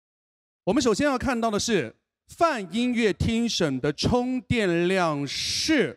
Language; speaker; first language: Chinese; native; Chinese